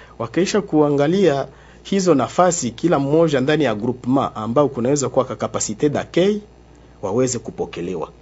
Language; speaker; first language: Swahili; non-native, local second language; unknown